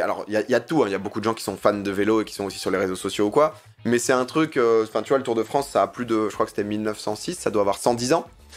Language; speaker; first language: French; native; French